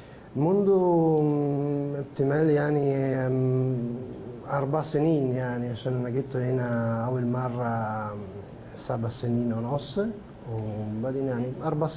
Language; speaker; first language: Arabic; non-native, learner; Italian